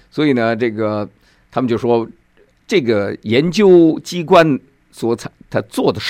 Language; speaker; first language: Chinese; native; Chinese